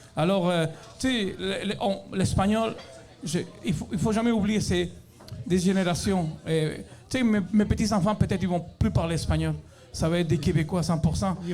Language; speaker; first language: French; non-native, fluent; Spanish